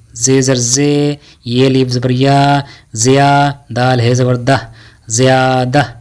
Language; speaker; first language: Urdu; native; Urdu